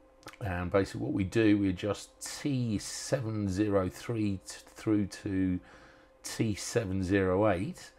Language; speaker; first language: English; native; English